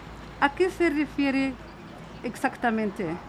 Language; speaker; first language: Spanish; non-native, fluent; Arabic